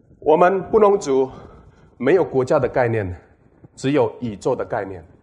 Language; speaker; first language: Chinese; non-native, local second language; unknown